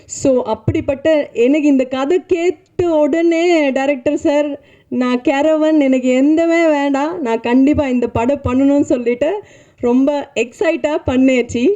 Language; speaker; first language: Tamil; non-native, fluent; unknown